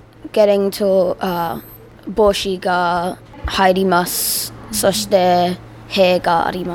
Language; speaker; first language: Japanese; non-native, learner; English